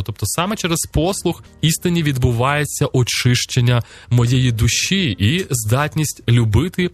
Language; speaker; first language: Ukrainian; native; Ukrainian